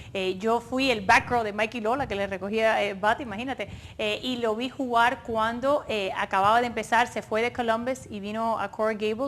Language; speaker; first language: Spanish; early bilingual, other home language; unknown